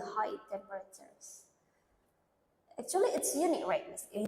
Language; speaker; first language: English; non-native, learner; Indonesian